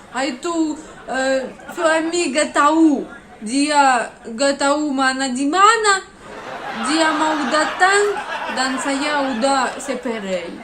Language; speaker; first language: Indonesian; non-native, learner; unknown